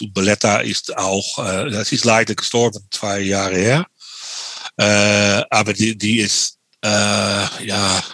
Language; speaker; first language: German; non-native, learner; Dutch